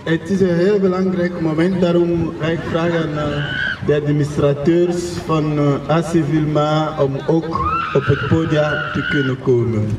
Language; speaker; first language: Dutch; non-native, fluent; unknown